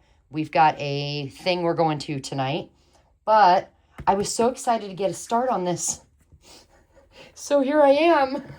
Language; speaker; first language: English; native; English